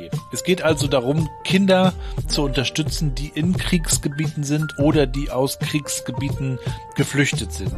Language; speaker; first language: German; native; German